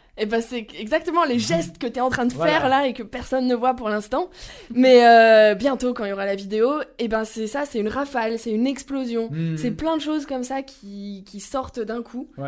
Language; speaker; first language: French; native; French